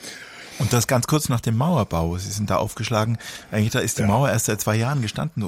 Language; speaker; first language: German; native; German